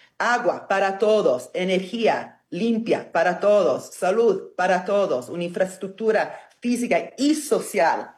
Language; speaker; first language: Spanish; non-native, fluent; Italian